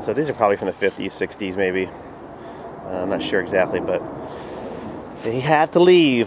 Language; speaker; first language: English; native; English